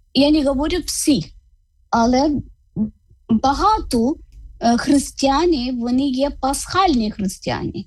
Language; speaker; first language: Ukrainian; non-native, learner; Malayalam